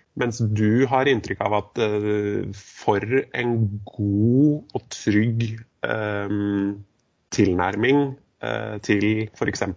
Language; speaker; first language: Norwegian; native; Norwegian